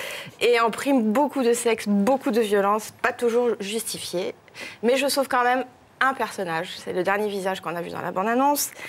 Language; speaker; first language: French; native; French